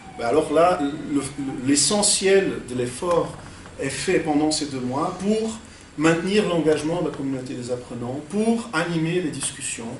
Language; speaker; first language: French; non-native, fluent; Portuguese